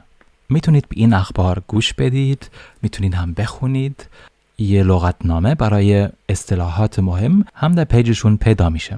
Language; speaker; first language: Persian; non-native, fluent; German